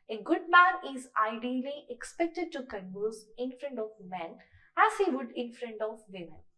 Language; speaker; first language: English; non-native, local second language; Malayalam